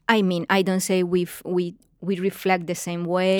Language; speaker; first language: English; non-native, fluent; Spanish